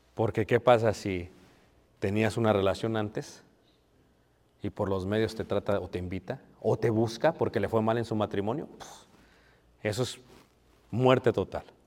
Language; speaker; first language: Spanish; early bilingual, heritage; Spanish